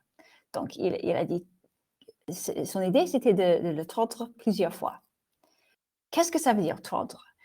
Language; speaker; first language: French; non-native, fluent; English